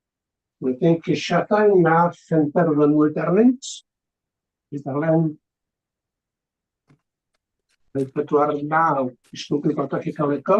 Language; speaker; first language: Welsh; native; Welsh